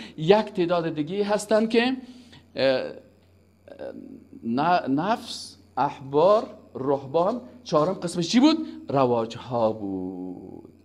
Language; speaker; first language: Persian; native; Persian